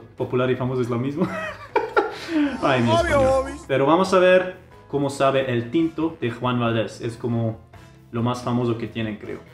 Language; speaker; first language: Spanish; non-native, fluent; German